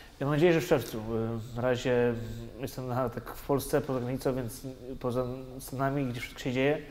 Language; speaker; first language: Polish; native; Polish